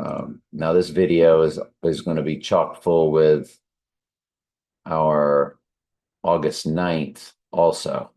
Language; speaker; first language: English; native; English